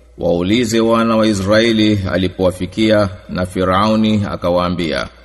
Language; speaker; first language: Swahili; native; Swahili